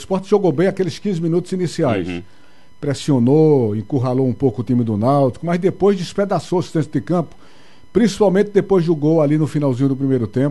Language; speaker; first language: Portuguese; native; Portuguese